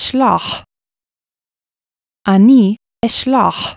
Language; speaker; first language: Hebrew; non-native, fluent; English